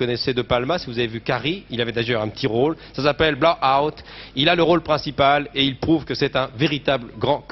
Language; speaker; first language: French; native; French